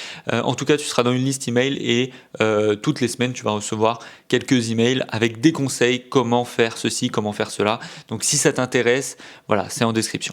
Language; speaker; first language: French; native; French